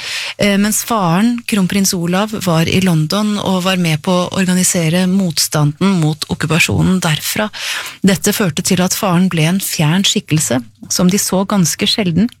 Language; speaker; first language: Norwegian; native; Norwegian